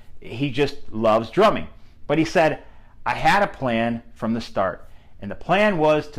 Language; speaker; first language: English; native; English